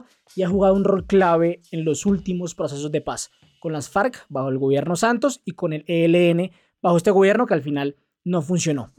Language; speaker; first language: Spanish; native; Spanish